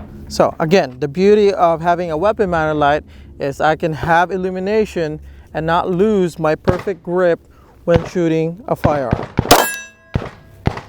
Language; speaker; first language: English; native; English